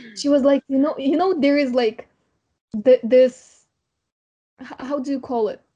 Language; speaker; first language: English; non-native, fluent; Kazakh